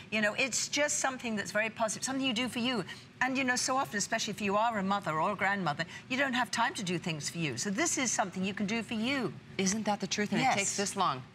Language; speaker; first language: English; native; English